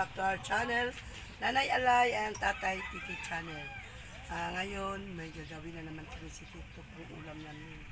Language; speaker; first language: Filipino; non-native, local second language; Cebuano